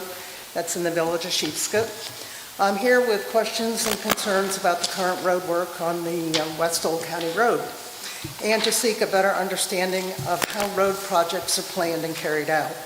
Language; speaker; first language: English; native; English